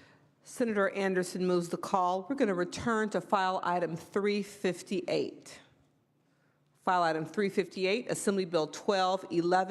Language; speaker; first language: English; native; English